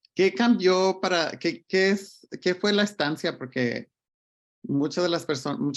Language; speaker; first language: Spanish; early bilingual, other home language; English